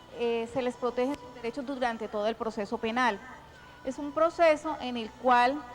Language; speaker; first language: Spanish; native; Spanish